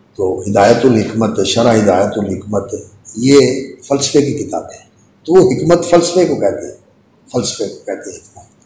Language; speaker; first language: Urdu; non-native, local second language; Punjabi